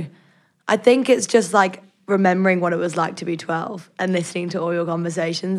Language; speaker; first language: English; native; English